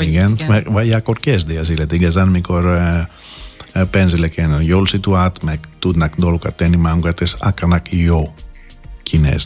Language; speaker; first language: Hungarian; non-native, fluent; Greek